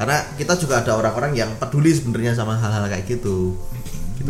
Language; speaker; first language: Indonesian; native; Indonesian